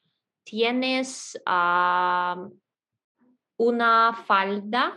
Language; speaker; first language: Spanish; non-native, learner; Russian